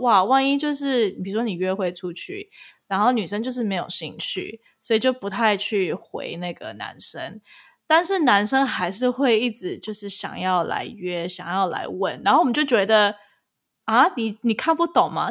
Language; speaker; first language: Chinese; early bilingual, other home language; English